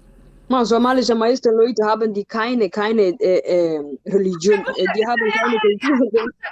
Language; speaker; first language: German; non-native, fluent; Somali